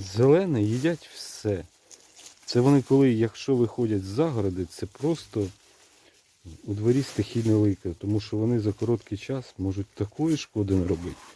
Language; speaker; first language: Ukrainian; native; Ukrainian